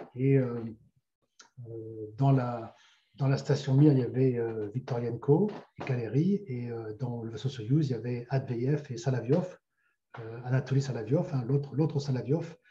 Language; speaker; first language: French; native; French